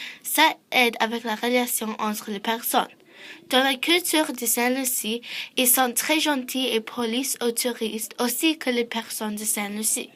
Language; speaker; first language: French; non-native, learner; English